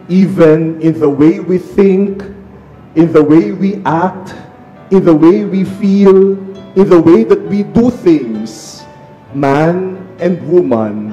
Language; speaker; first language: English; non-native, local second language; Filipino